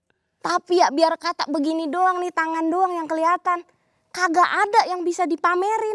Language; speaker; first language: Indonesian; native; Indonesian